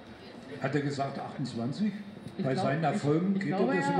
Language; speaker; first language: German; native; German